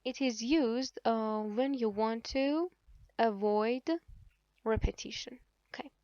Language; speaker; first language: English; non-native, fluent; Persian